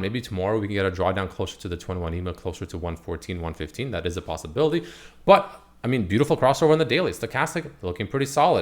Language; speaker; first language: English; native; English